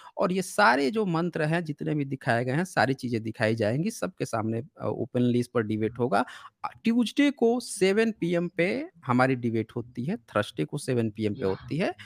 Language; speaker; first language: Hindi; native; Hindi